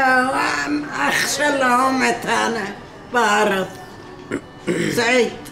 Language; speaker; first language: Hebrew; non-native, learner; Arabic